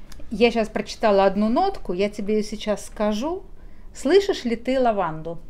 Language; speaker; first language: Russian; native; Russian